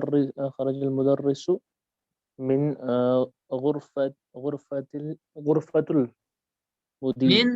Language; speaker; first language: Arabic; non-native, learner; Urdu